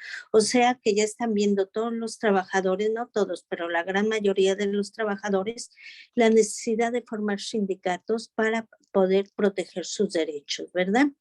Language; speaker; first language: Spanish; native; Spanish